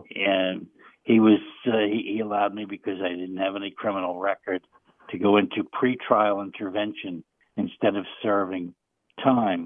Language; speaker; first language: English; native; English